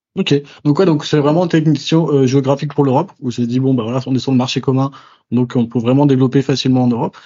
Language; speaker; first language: French; native; French